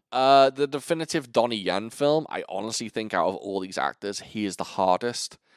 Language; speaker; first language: English; native; English